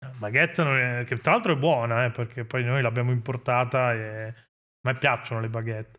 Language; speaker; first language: Italian; native; Italian